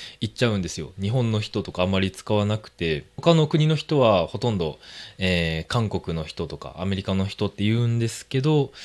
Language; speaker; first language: Japanese; native; Japanese